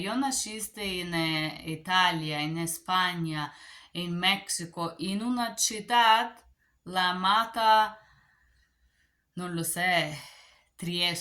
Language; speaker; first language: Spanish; non-native, learner; Bulgarian